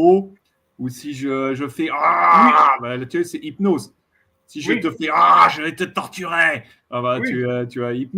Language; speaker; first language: French; native; French